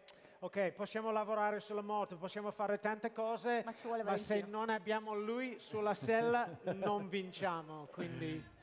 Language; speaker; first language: Italian; non-native, fluent; Japanese